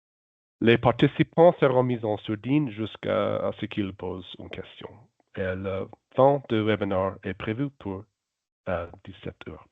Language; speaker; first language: French; non-native, local second language; German